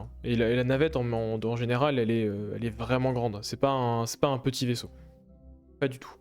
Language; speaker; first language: French; native; French